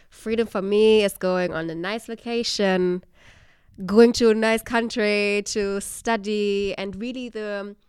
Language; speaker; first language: English; non-native, fluent; German